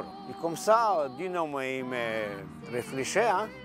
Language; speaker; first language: French; non-native, learner; Croatian